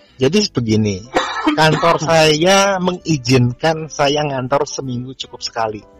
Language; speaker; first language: Indonesian; native; Indonesian